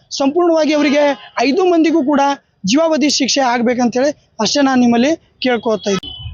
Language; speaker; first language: Kannada; non-native, local second language; Lambadi